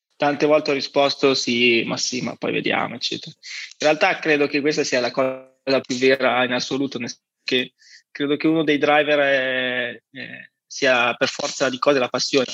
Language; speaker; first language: Italian; native; Italian